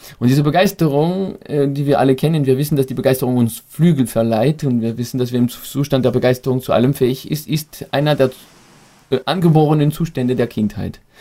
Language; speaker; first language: German; non-native, fluent; French